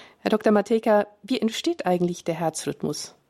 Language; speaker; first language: German; native; German